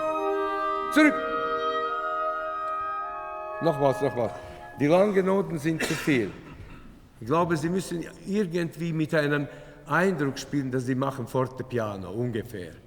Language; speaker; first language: German; non-native, fluent; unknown